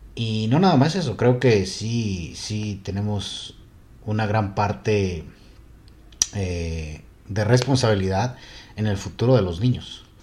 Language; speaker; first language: Spanish; native; Spanish